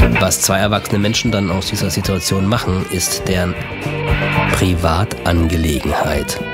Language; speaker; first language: German; native; German